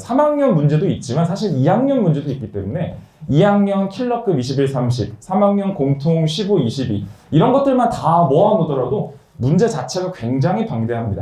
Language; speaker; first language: Korean; native; Korean